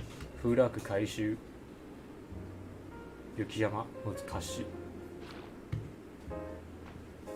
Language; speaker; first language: Japanese; non-native, learner; Chinese